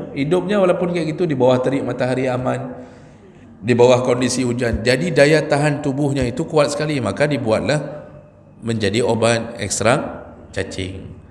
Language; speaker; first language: Malay; native; Malay